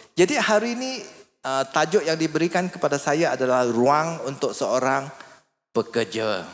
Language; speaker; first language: Malay; non-native, local second language; English